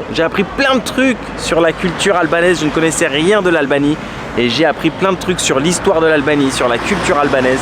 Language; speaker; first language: French; native; French